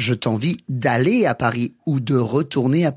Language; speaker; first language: French; native; French